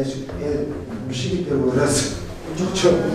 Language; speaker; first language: Russian; non-native, local second language; Kyrgyz